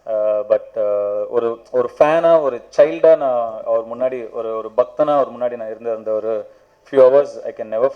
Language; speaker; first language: Tamil; native; Tamil